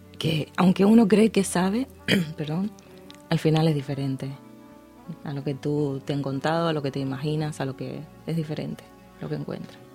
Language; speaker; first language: Spanish; native; Spanish